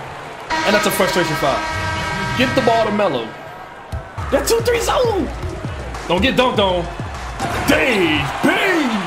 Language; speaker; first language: English; native; English